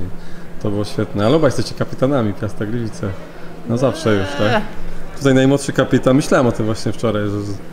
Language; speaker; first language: Polish; native; Polish